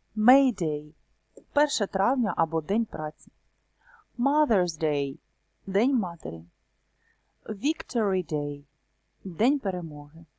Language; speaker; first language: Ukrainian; native; Ukrainian